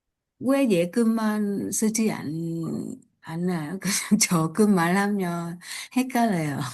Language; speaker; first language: Korean; non-native, learner; Vietnamese